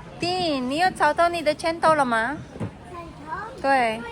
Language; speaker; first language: Chinese; non-native, fluent; Filipino